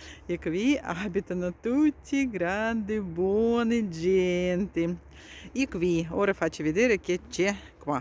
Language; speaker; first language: Italian; non-native, fluent; Russian